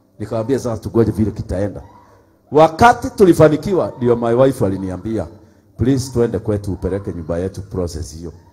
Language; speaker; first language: Swahili; non-native, local second language; Kikuyu